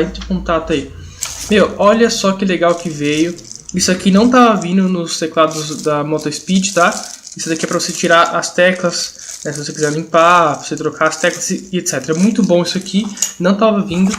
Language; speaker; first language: Portuguese; native; Portuguese